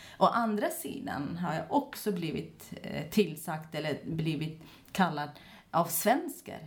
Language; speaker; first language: Swedish; non-native, fluent; Kurdish